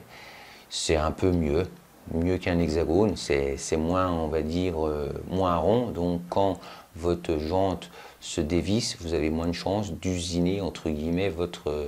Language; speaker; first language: French; native; French